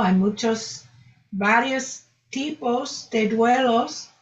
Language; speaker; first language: Spanish; non-native, fluent; English